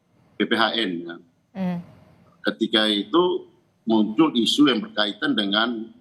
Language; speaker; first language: Indonesian; native; Indonesian